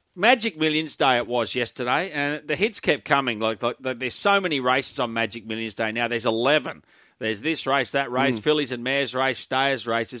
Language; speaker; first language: English; native; English